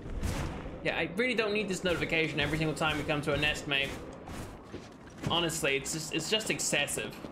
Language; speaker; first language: English; native; English